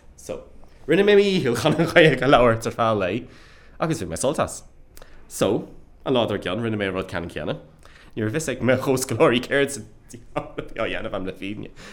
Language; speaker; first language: Irish; non-native, local second language; English